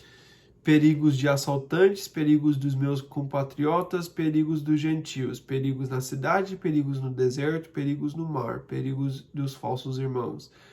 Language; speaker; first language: Portuguese; non-native, fluent; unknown